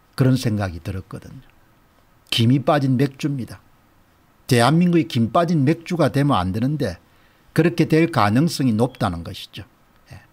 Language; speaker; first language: Korean; native; Korean